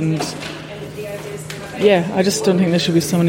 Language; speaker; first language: English; native; English